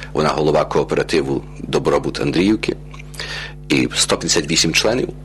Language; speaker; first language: Ukrainian; early bilingual, heritage; Ukrainian